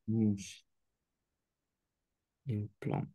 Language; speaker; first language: French; non-native, learner; Romanian